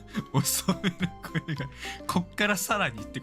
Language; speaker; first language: Japanese; native; Japanese